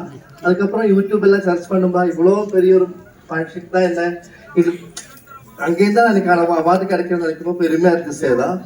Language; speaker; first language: Tamil; non-native, learner; Malayalam